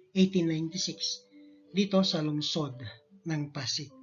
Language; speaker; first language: Filipino; native; Filipino